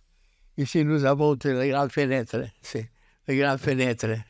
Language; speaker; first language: French; non-native, learner; Catalan